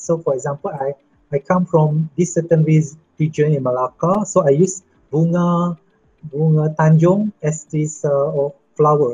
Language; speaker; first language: English; non-native, local second language; Malay